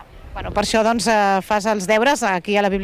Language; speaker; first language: Catalan; native; Catalan